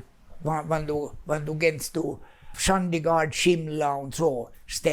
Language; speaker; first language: German; non-native, fluent; Finnish